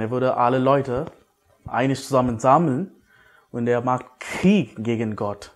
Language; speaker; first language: German; non-native, fluent; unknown